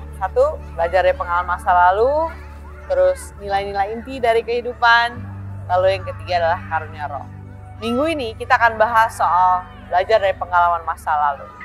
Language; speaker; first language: Indonesian; early bilingual, heritage; Indonesian